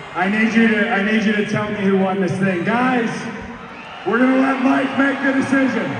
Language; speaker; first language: English; native; English